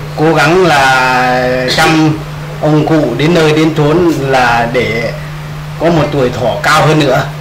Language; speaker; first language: Vietnamese; non-native, local second language; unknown